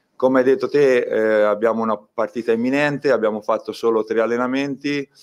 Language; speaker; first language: Italian; native; Italian